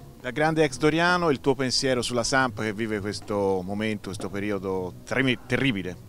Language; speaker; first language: Italian; native; Italian